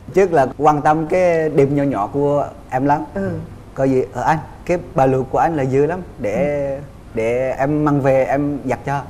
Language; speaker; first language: Vietnamese; non-native, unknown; Indonesian